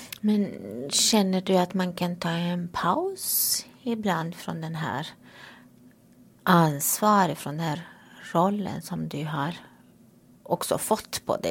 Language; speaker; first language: Swedish; non-native, fluent; Romanian